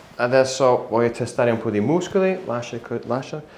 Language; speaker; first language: Italian; non-native, learner; English